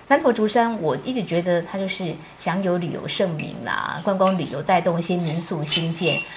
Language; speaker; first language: Chinese; native; Chinese